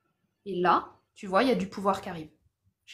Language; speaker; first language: French; native; French